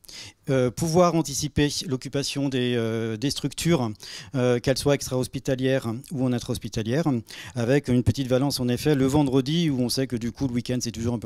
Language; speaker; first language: French; native; French